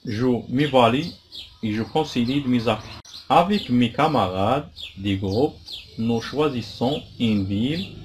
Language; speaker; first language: French; non-native, local second language; Arabic